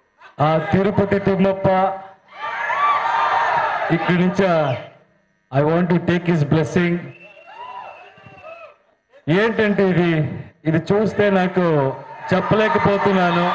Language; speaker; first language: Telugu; non-native, learner; Kannada